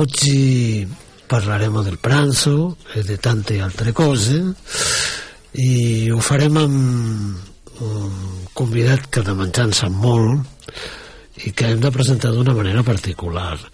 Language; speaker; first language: Italian; non-native, fluent; Catalan